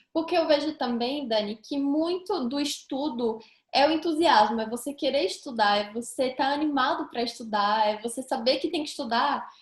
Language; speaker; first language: Portuguese; native; Portuguese